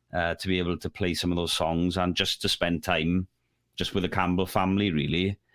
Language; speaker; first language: English; native; English